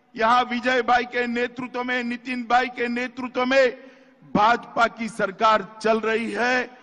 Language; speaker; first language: Hindi; non-native, local second language; Gujarati